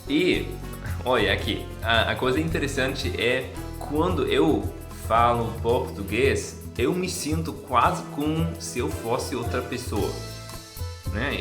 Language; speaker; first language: Portuguese; non-native, fluent; German